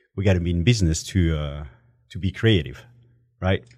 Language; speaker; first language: English; non-native, fluent; French